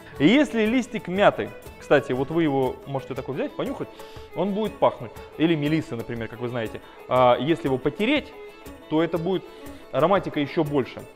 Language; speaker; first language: Russian; native; Russian